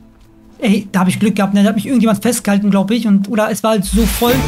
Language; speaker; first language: German; native; German